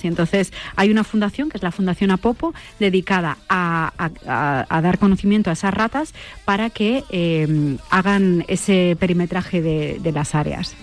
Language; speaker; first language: Spanish; native; Spanish